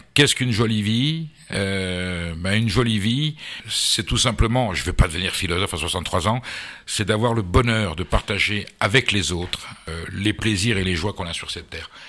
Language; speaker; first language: French; native; French